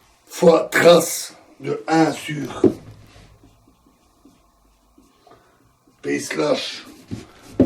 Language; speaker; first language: French; native; French